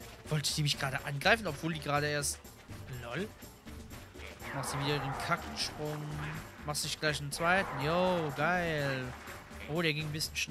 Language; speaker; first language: German; native; German